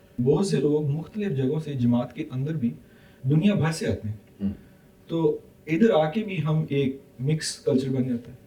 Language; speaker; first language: Urdu; native; Urdu